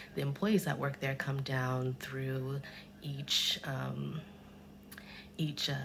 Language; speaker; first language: English; native; English